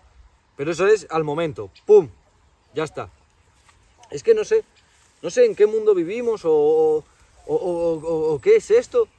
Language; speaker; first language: Spanish; native; Spanish